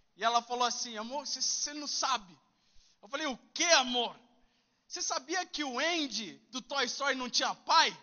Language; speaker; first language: Portuguese; early bilingual, heritage; Portuguese